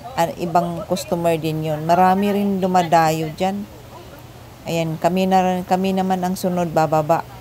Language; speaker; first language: Filipino; non-native, local second language; Cebuano